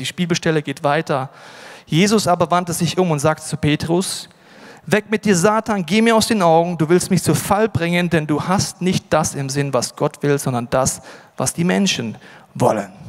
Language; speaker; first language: German; native; German